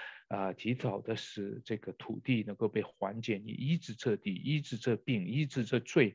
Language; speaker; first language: Chinese; native; Chinese